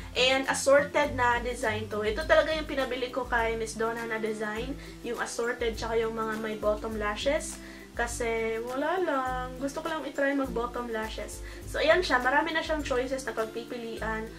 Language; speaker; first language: Filipino; non-native, local second language; Cebuano